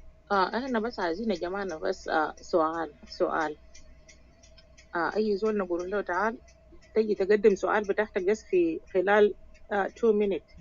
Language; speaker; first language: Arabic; non-native, local second language; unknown